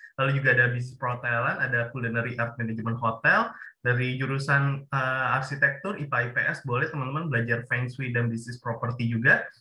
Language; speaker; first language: Indonesian; native; Indonesian